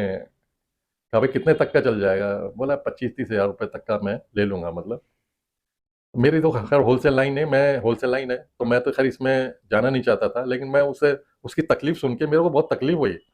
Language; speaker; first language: Hindi; native; Hindi